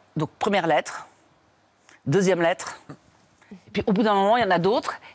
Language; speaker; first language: French; native; French